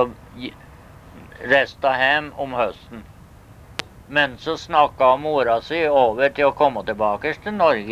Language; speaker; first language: Norwegian; early bilingual, heritage; Norwegian